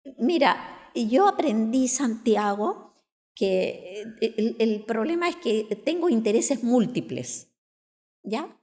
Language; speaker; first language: Spanish; native; Spanish